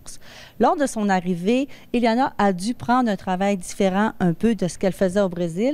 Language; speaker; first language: French; native; French